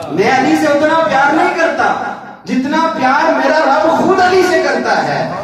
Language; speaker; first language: Urdu; non-native, local second language; Punjabi